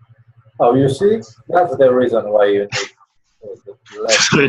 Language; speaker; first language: English; non-native, learner; Polish